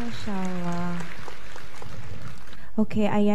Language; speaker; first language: Indonesian; native; Indonesian